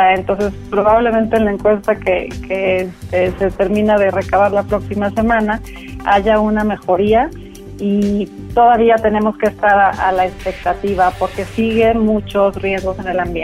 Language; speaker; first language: Spanish; native; Spanish